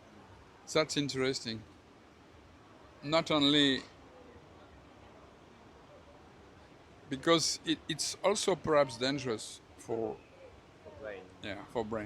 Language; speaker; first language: English; non-native, learner; French